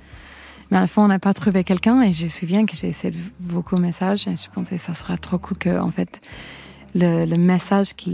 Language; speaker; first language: French; non-native, fluent; English